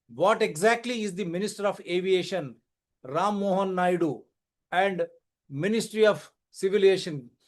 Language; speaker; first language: English; non-native, local second language; Telugu